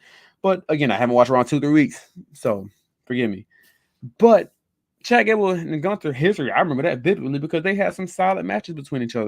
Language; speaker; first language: English; native; English